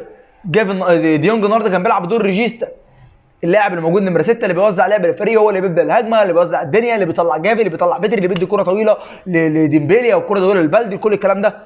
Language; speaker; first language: Arabic; native; Arabic